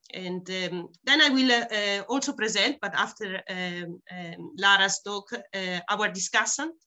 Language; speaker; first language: English; non-native, fluent; Italian